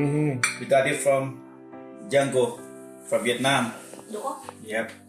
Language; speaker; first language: English; non-native, learner; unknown